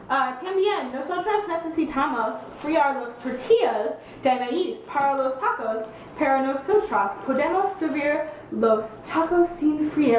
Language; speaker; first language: Spanish; non-native, learner; English